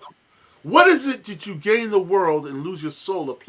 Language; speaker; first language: English; native; English